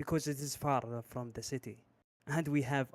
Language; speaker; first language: English; non-native, learner; Arabic